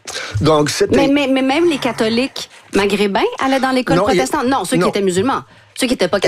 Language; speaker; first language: French; native; French